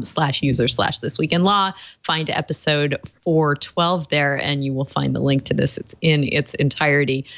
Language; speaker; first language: English; native; English